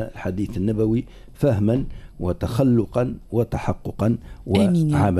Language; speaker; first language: Arabic; native; Arabic